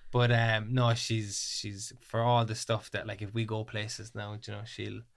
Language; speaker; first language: English; native; English